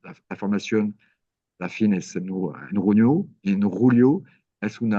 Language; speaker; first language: Spanish; non-native, learner; French